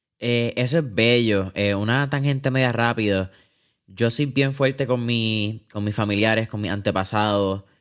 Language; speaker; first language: Spanish; native; Spanish